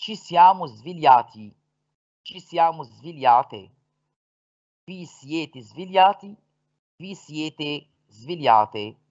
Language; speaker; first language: Italian; non-native, fluent; Arabic